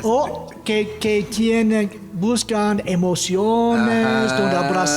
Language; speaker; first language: Spanish; non-native, fluent; English